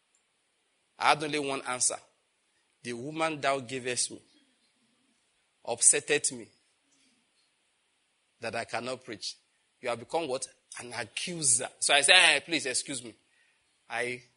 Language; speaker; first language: English; non-native, local second language; Yoruba